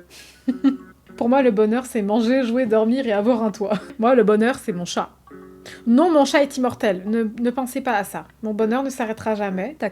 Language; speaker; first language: French; native; French